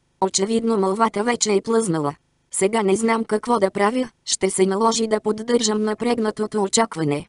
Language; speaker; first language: Bulgarian; native; Bulgarian